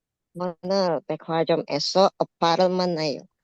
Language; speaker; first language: Korean; non-native, learner; Indonesian